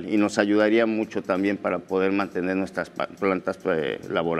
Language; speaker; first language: Spanish; native; Spanish